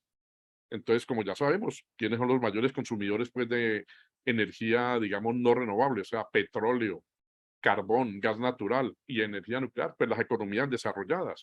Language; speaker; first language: Spanish; native; Spanish